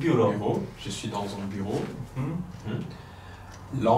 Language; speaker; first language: French; non-native, local second language; Kinyarwanda